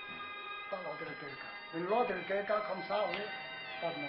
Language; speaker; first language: French; non-native, learner; Chinese